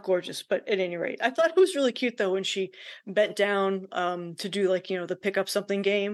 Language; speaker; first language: English; native; English